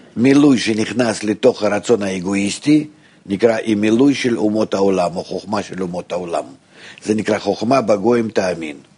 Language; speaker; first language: Hebrew; non-native, fluent; Russian